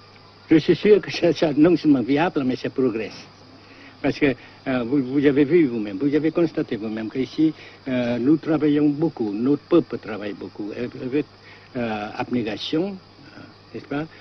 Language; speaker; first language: French; non-native, local second language; Vietnamese